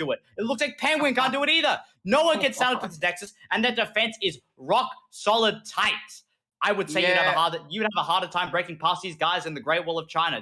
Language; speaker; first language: English; native; English